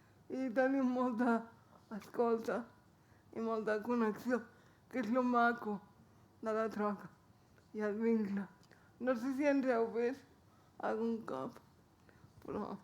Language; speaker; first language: Catalan; non-native, local second language; Spanish